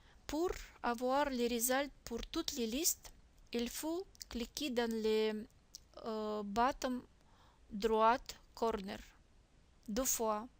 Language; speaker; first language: French; non-native, learner; Russian